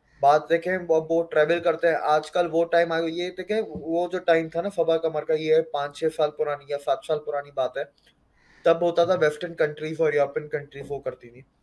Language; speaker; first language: Hindi; native; Hindi